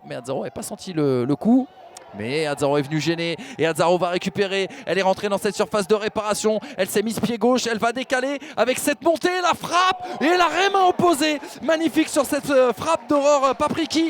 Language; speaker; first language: French; native; French